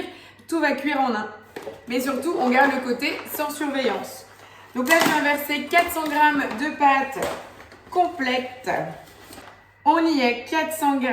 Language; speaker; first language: French; native; French